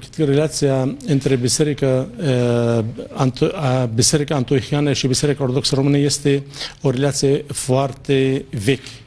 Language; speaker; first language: Romanian; non-native, fluent; Arabic